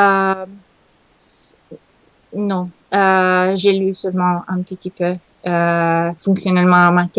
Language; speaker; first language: French; non-native, learner; Italian